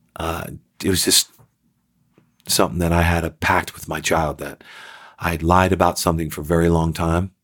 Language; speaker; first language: English; native; English